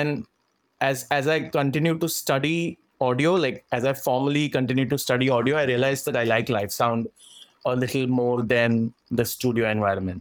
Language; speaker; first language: English; non-native, local second language; Marathi